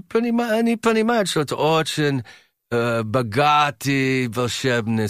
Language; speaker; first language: Russian; non-native, learner; English